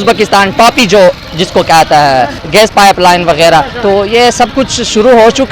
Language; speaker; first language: Hindi; non-native, local second language; Pashto